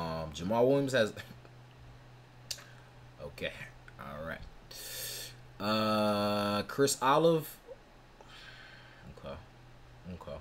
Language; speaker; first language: English; native; English